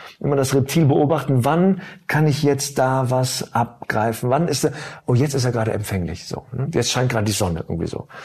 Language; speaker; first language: German; early bilingual, other home language; Turkish